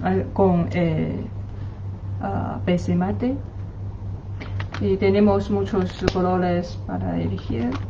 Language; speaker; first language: Spanish; non-native, learner; Chinese